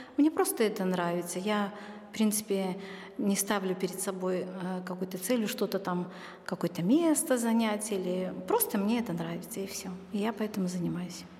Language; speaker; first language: Russian; native; Russian